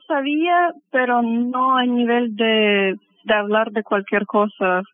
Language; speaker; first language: Spanish; early bilingual, heritage; Spanish